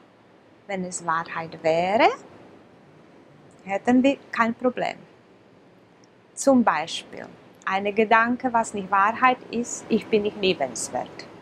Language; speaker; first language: German; non-native, fluent; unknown